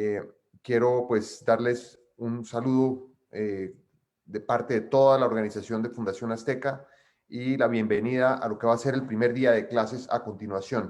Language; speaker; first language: Spanish; native; Spanish